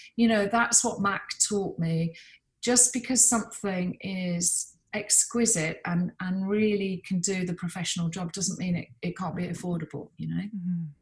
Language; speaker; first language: English; native; English